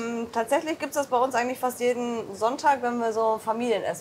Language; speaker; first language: German; native; German